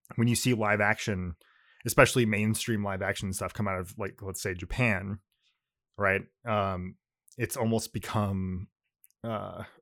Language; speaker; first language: English; early bilingual, other home language; Japanese